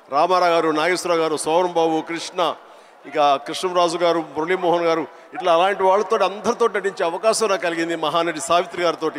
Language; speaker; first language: Telugu; native; Telugu